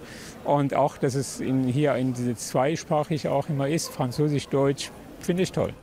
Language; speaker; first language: German; non-native, fluent; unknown